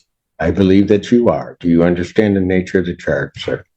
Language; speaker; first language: English; native; English